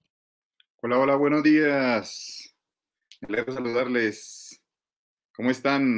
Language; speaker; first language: Spanish; native; Spanish